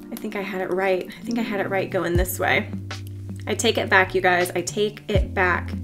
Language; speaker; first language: English; native; English